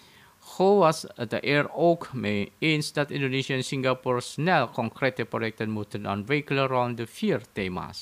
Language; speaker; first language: Dutch; non-native, fluent; Indonesian